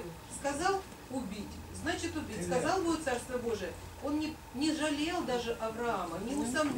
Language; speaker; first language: Russian; native; Russian